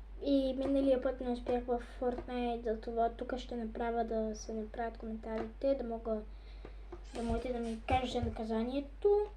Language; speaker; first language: Bulgarian; native; Bulgarian